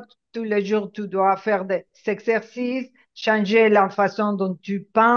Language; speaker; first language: French; non-native, fluent; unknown